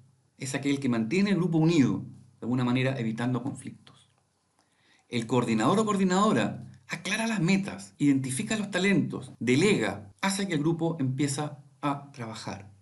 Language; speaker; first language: Spanish; native; Spanish